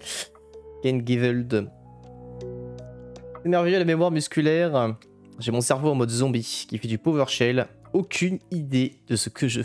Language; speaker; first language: French; native; French